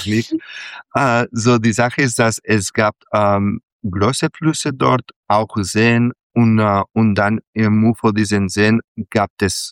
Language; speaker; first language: German; non-native, fluent; Catalan